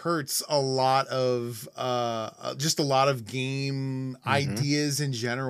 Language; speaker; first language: English; native; English